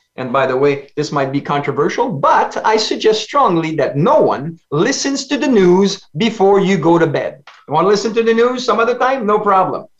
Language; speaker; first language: English; non-native, fluent; French